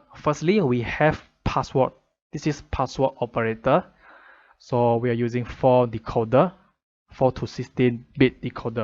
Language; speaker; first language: English; non-native, fluent; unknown